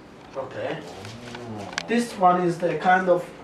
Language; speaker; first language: English; non-native, learner; Arabic